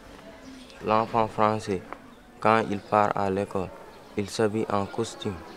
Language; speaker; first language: French; non-native, local second language; Fula